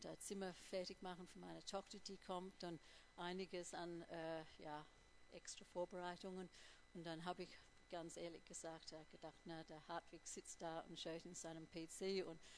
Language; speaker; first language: German; non-native, fluent; English